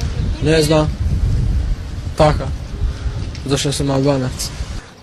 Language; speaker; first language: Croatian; non-native, local second language; Albanian